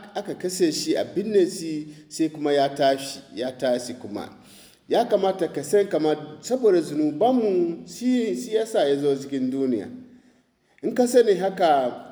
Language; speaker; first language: Hausa; non-native, local second language; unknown